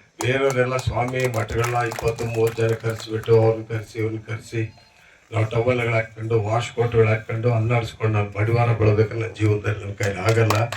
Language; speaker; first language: Kannada; native; Kannada